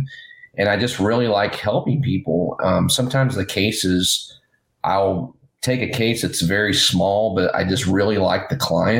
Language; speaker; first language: English; native; English